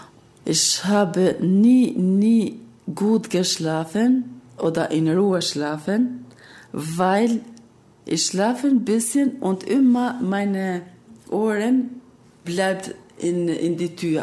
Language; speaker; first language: German; non-native, learner; Albanian